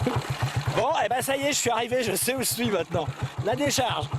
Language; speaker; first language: French; native; French